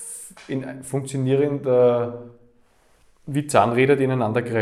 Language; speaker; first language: German; native; German